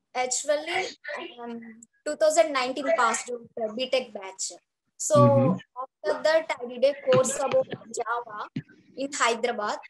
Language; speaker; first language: English; non-native, local second language; Telugu